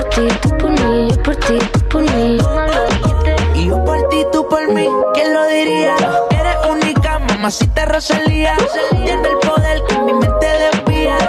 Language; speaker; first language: Spanish; native; Spanish